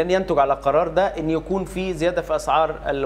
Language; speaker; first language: Arabic; native; Arabic